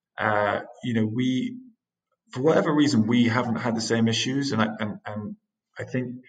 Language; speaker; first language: English; native; English